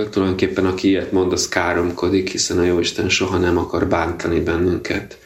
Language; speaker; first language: Hungarian; native; Hungarian